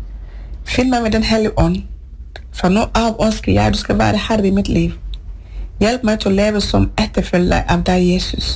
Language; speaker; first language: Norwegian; non-native, fluent; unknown